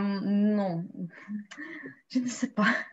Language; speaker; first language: French; non-native, learner; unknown